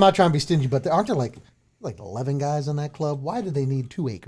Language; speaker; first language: English; native; English